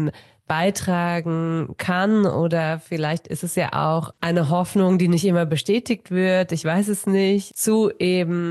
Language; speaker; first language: German; native; German